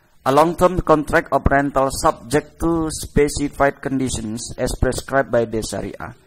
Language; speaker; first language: English; non-native, fluent; Indonesian